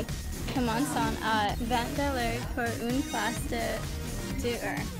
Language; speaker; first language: French; non-native, learner; English